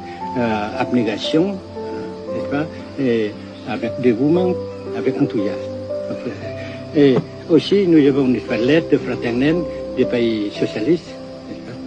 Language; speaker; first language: French; non-native, fluent; Vietnamese